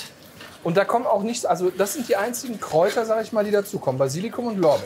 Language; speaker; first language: German; native; German